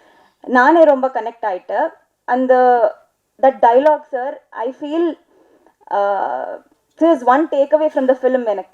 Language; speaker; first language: Tamil; non-native, learner; Telugu